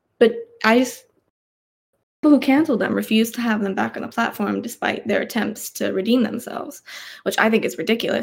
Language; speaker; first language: English; native; English